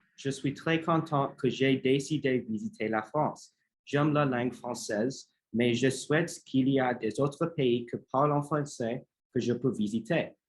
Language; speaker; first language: French; non-native, learner; English